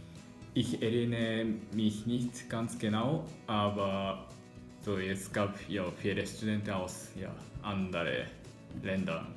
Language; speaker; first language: German; non-native, learner; Japanese